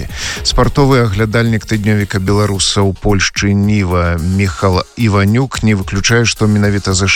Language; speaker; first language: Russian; non-native, local second language; Belarusian